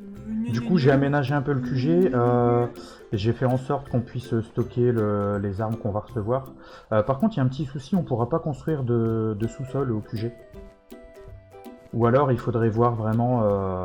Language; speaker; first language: French; native; French